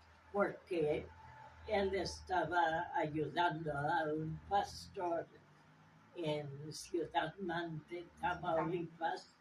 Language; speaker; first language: Spanish; non-native, fluent; English